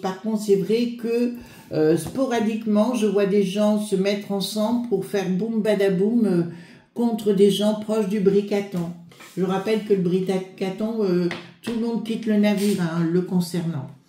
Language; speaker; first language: French; native; French